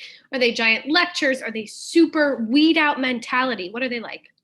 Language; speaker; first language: English; native; English